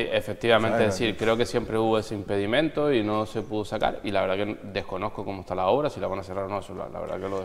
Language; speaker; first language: Spanish; native; Spanish